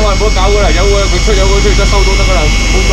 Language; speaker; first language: Chinese; native; Chinese